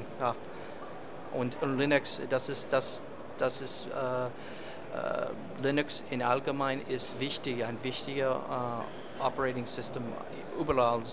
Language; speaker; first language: German; non-native, learner; English